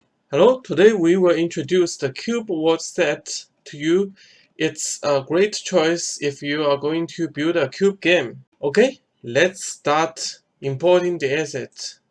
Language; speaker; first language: English; non-native, fluent; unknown